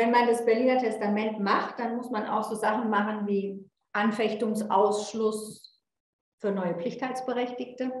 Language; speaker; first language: German; native; German